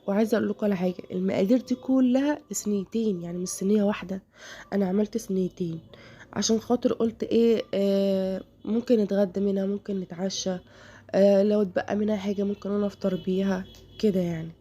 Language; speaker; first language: Arabic; native; Arabic